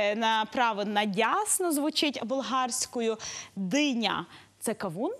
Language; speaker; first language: Ukrainian; native; Ukrainian